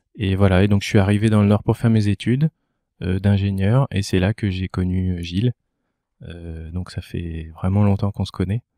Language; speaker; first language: French; native; French